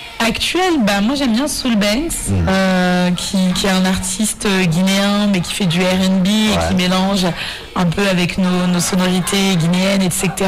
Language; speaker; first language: French; non-native, local second language; Mandingo